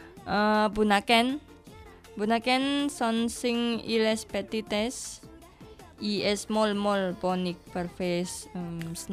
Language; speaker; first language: Catalan; non-native, learner; Indonesian